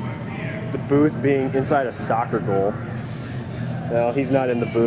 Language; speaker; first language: English; native; English